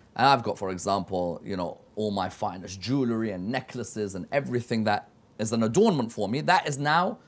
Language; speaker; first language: English; native; English